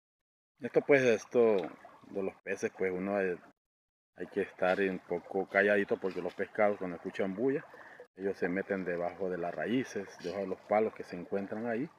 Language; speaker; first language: Spanish; native; Spanish